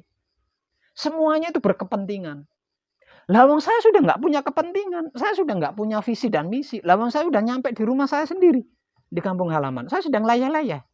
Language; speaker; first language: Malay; non-native, local second language; Javanese